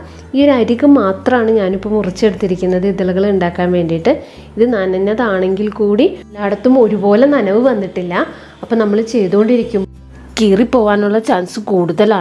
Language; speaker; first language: Malayalam; native; Malayalam